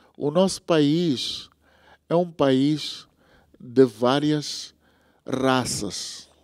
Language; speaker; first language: Portuguese; non-native, local second language; Tsonga